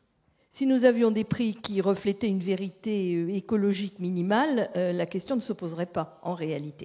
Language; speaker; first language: French; native; French